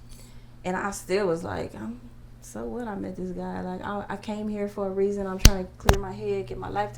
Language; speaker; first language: English; native; English